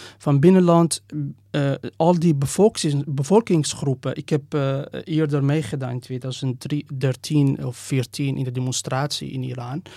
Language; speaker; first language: Dutch; non-native, fluent; Persian